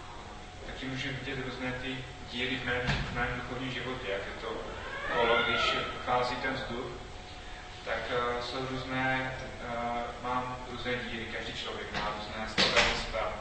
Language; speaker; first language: Czech; non-native, fluent; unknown